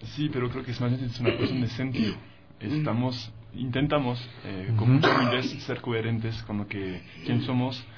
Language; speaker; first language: Spanish; non-native, fluent; French